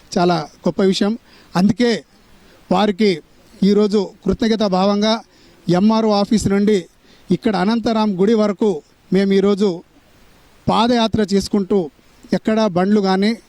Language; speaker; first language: Telugu; non-native, local second language; Lambadi